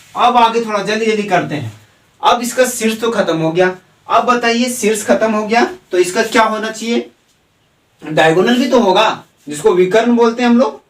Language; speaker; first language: Hindi; native; Hindi